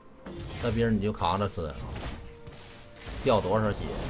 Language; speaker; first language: Chinese; native; Chinese